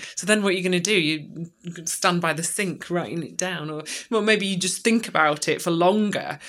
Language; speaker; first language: English; native; English